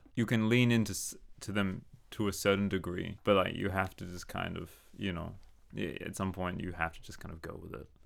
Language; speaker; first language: English; native; English